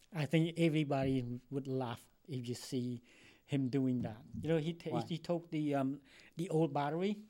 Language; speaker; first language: English; non-native, fluent; Khmer